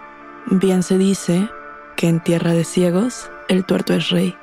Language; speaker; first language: Spanish; native; Spanish